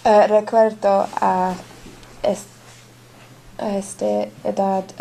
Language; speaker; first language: Spanish; non-native, learner; English